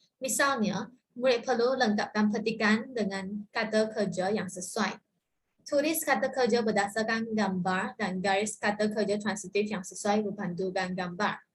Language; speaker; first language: Malay; non-native, local second language; Chinese